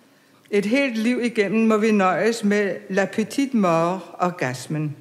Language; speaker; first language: Danish; native; Danish